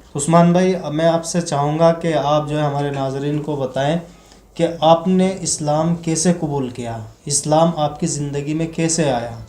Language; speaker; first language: Urdu; native; Urdu